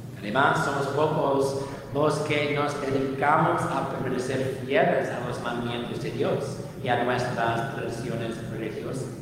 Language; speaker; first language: Spanish; non-native, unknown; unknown